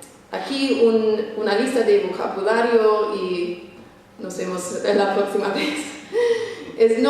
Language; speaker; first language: Spanish; non-native, fluent; English